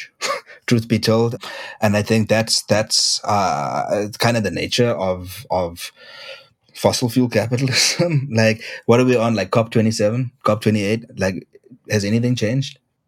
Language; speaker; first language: English; native; English